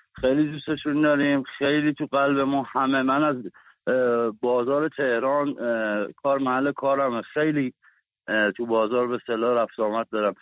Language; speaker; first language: Persian; native; Persian